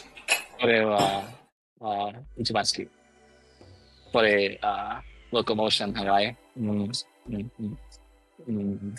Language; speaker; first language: Japanese; early bilingual, heritage; English